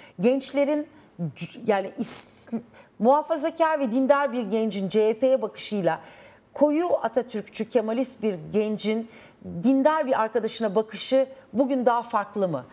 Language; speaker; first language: Turkish; native; Turkish